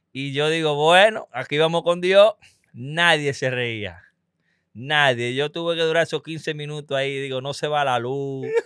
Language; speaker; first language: Spanish; native; Spanish